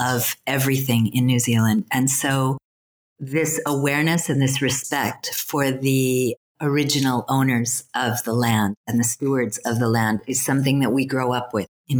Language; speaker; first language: English; native; English